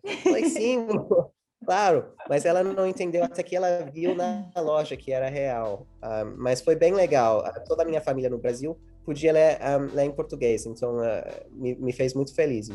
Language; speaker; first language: Portuguese; early bilingual, heritage; English